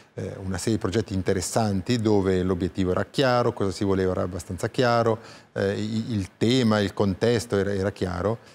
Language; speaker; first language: Italian; native; Italian